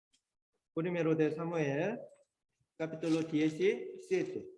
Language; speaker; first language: Spanish; non-native, learner; Korean